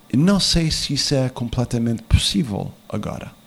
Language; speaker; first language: Portuguese; early bilingual, heritage; English